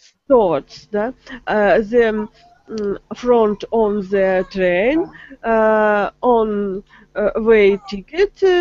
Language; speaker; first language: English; non-native, learner; Russian